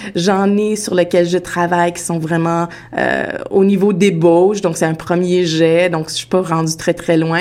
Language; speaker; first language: French; native; French